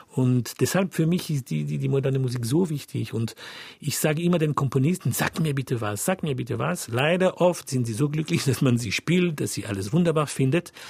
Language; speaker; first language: German; non-native, fluent; French